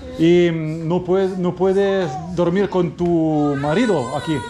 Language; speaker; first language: Spanish; non-native, learner; French